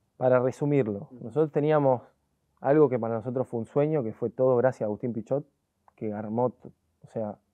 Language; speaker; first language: Spanish; native; Spanish